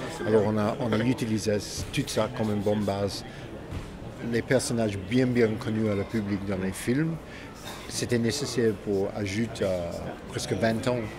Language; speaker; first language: French; non-native, fluent; English